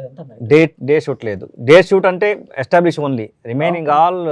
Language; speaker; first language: Telugu; non-native, learner; Kannada